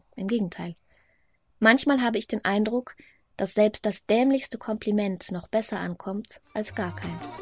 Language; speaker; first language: German; native; German